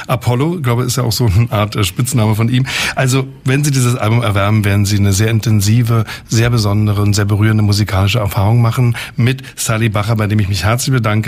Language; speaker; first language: German; native; German